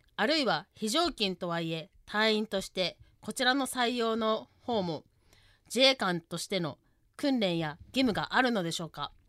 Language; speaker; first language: Japanese; native; Japanese